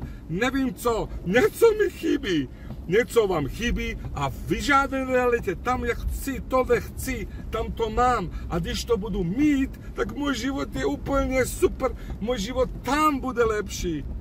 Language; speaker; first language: Czech; non-native, fluent; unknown